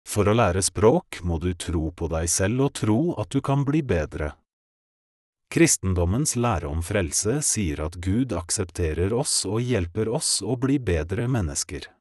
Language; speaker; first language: Norwegian; non-native, learner; Polish